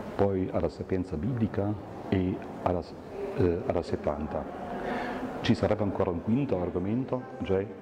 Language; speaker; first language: Italian; non-native, fluent; German